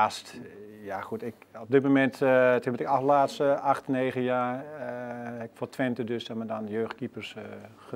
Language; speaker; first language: Dutch; native; Dutch